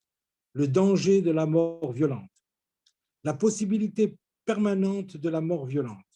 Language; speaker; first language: French; native; French